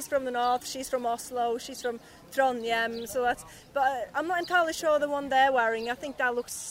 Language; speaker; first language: English; non-native, fluent; Norwegian